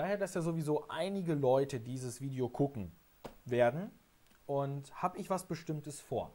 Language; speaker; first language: German; native; German